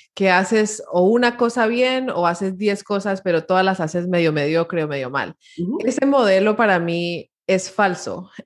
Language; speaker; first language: Spanish; early bilingual, heritage; Spanish